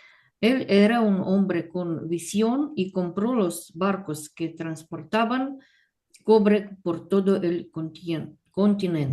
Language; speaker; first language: Spanish; non-native, learner; Russian